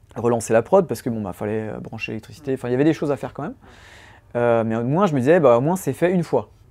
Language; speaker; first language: French; native; French